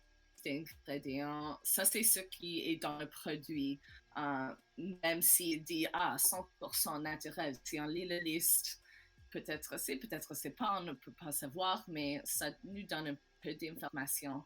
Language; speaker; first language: French; non-native, learner; English